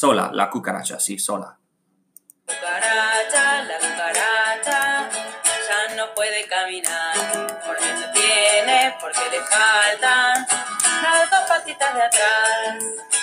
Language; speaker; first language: Spanish; non-native, learner; English